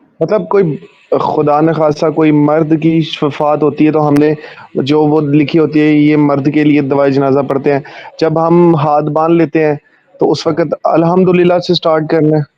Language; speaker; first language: Urdu; native; Urdu